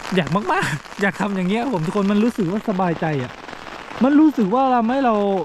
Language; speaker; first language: Thai; native; Thai